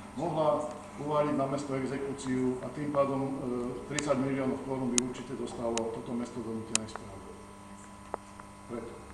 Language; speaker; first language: Slovak; native; Slovak